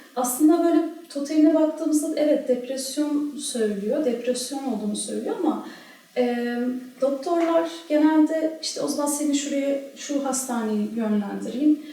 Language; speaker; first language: Turkish; early bilingual, heritage; Turkish